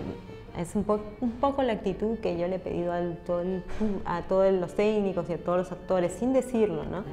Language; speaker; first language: Spanish; native; Spanish